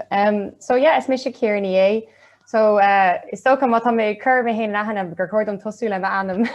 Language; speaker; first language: Irish; non-native, local second language; English